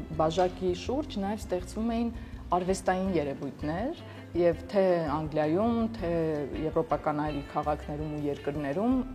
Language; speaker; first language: Armenian; native; Armenian